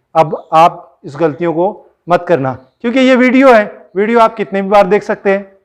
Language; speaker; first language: Hindi; non-native, local second language; Marathi